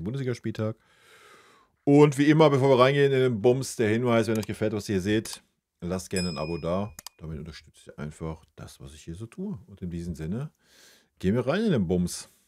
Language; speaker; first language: German; native; German